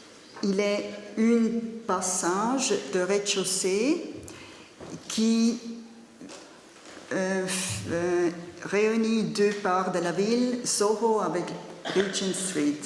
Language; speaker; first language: French; non-native, learner; German